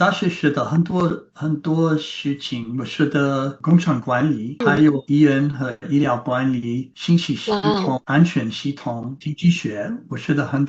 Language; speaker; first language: Chinese; early bilingual, heritage; English